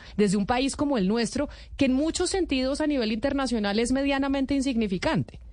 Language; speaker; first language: Spanish; native; Spanish